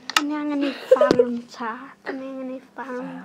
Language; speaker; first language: Welsh; native; Welsh